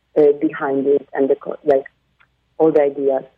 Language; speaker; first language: English; non-native, fluent; Polish